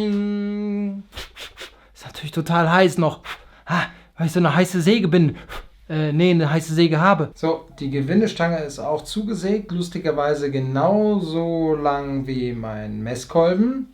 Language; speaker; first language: German; native; German